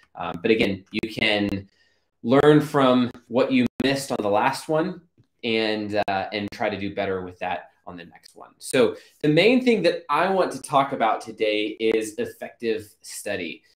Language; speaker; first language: English; native; English